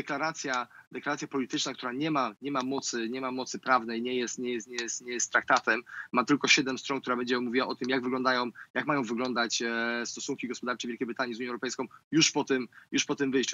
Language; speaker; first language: Polish; native; Polish